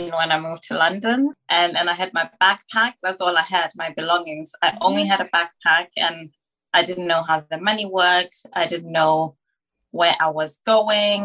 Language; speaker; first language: English; non-native, local second language; Tswana